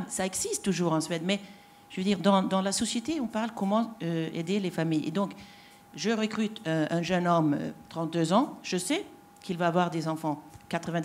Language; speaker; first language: French; non-native, fluent; Swedish